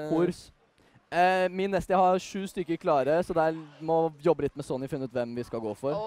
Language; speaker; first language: Norwegian; native; Norwegian